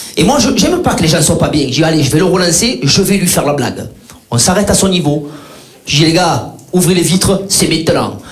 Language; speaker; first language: French; native; French